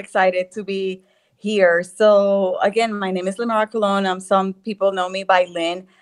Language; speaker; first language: English; non-native, fluent; Spanish